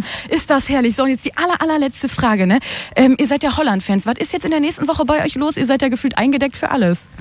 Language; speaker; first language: German; native; German